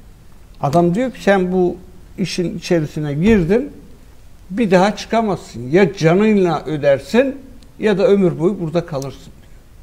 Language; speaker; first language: Turkish; native; Turkish